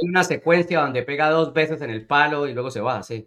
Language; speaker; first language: Spanish; native; Spanish